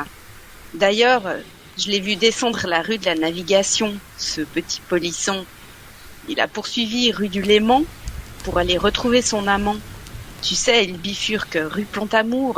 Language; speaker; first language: French; native; French